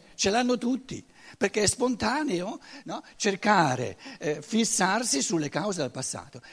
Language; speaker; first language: Italian; non-native, fluent; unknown